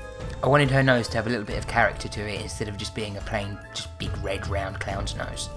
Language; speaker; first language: English; native; English